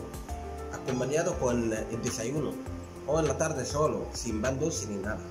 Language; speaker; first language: Spanish; non-native, fluent; Arabic